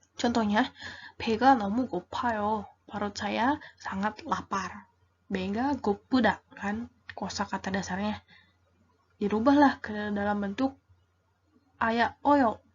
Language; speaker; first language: Indonesian; native; Indonesian